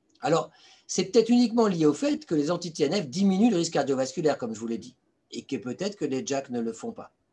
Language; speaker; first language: French; native; French